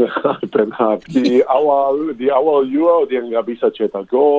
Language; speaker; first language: Indonesian; non-native, fluent; English